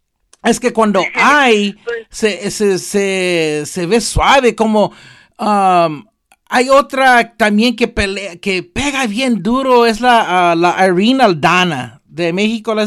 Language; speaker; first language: Spanish; early bilingual, heritage; Spanish